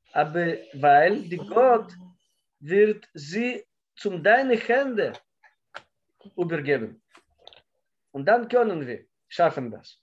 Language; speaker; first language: German; non-native, learner; Russian